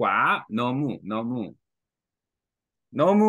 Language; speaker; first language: Vietnamese; non-native, learner; Korean